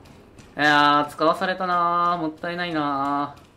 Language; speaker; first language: Japanese; native; Japanese